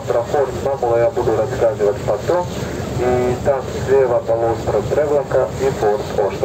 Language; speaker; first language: Russian; non-native, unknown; Serbian